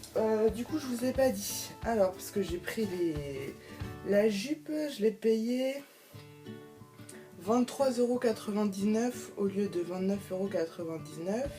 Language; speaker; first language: French; native; French